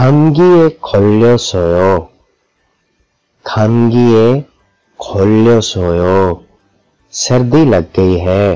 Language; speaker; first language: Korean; non-native, fluent; Urdu